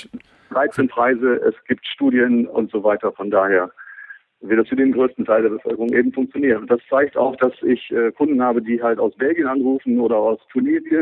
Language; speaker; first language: German; native; German